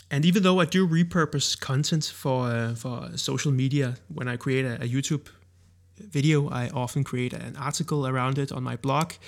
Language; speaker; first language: English; non-native, fluent; Danish